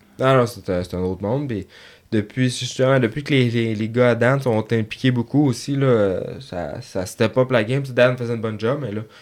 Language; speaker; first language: French; native; French